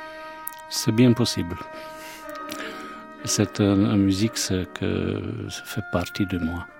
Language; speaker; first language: French; non-native, fluent; Hungarian